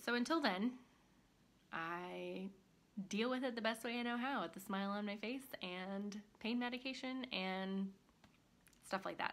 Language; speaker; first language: English; native; English